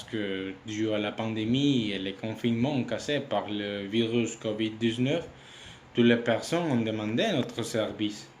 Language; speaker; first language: French; non-native, learner; Spanish